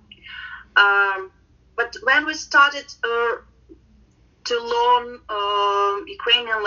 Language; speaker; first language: English; non-native, fluent; Ukrainian